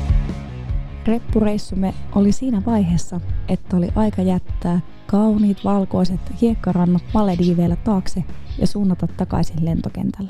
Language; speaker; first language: Finnish; native; Finnish